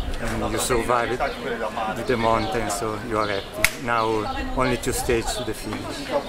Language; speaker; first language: English; non-native, fluent; Italian